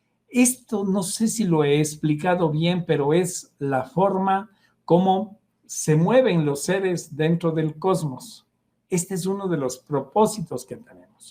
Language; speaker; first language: Spanish; native; Spanish